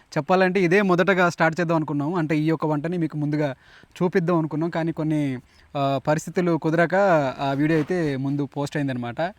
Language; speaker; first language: Telugu; native; Telugu